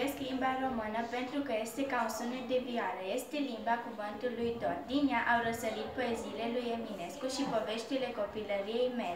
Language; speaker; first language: Romanian; native; Romanian